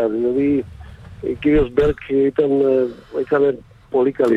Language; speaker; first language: Greek; non-native, fluent; Slovak